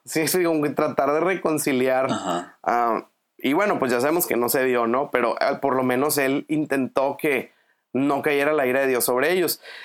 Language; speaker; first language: Spanish; native; Spanish